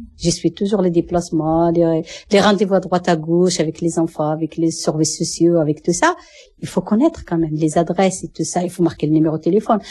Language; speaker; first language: French; non-native, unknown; Arabic